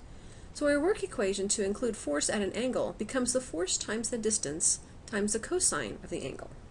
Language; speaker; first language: English; native; English